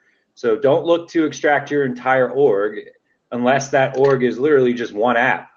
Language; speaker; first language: English; native; English